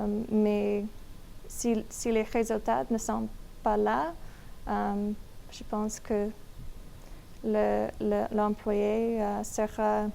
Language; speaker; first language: French; non-native, learner; English